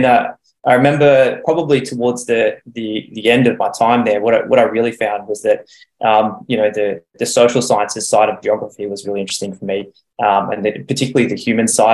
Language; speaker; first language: English; native; English